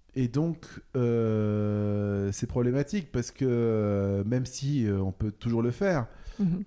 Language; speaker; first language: French; native; French